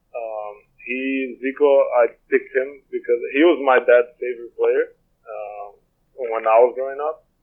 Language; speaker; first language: English; non-native, fluent; Portuguese